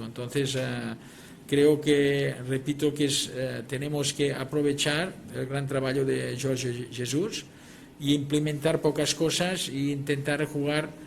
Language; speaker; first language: Spanish; non-native, local second language; Catalan